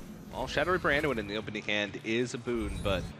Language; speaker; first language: English; native; English